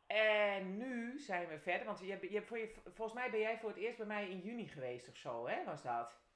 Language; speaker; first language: Dutch; native; Dutch